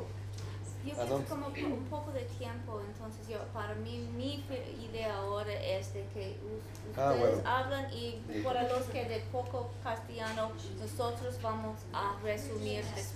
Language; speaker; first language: Spanish; non-native, fluent; English